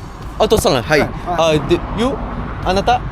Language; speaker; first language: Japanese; non-native, learner; English